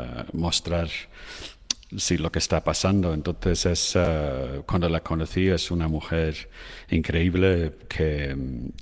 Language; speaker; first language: Spanish; non-native, fluent; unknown